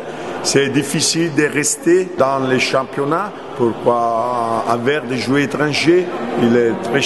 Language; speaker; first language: French; non-native, learner; Italian